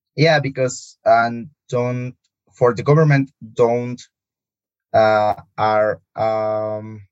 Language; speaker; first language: English; non-native, learner; Spanish